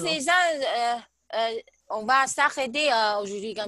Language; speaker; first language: French; non-native, learner; Chinese